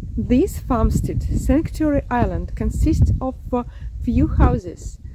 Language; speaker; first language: English; non-native, fluent; Russian